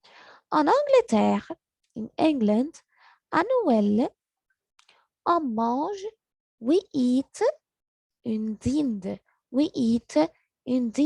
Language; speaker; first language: French; non-native, learner; Arabic